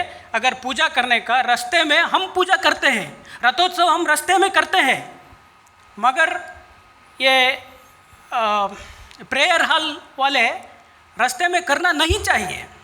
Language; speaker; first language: Hindi; non-native, local second language; Kannada